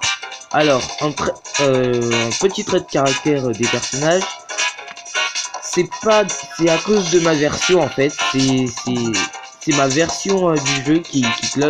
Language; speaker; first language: French; native; French